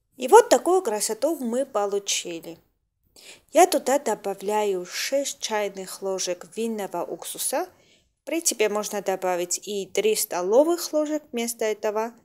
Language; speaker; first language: Russian; non-native, local second language; Georgian